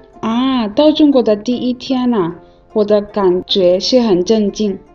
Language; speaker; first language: Chinese; non-native, fluent; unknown